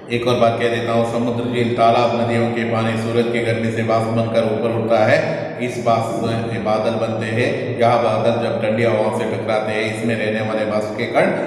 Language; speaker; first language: Hindi; non-native, local second language; Kannada